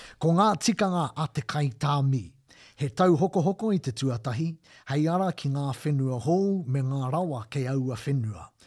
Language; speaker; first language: Māori; non-native, local second language; English